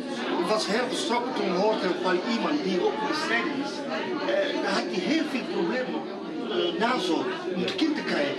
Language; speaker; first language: Dutch; non-native, learner; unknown